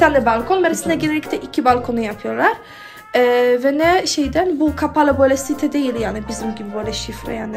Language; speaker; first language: Turkish; non-native, learner; Polish